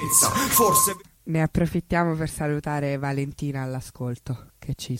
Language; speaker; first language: Italian; native; Italian